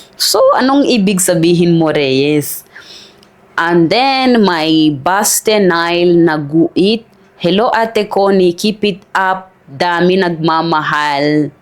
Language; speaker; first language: Filipino; non-native, fluent; Swahili